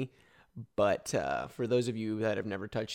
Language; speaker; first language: English; native; English